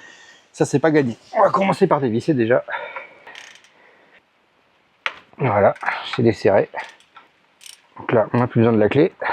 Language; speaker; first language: French; native; French